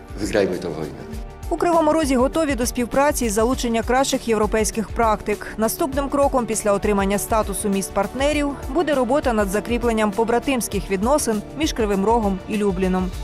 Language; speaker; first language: Ukrainian; native; Ukrainian